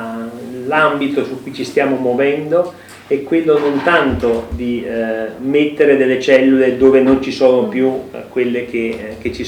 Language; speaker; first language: Italian; native; Italian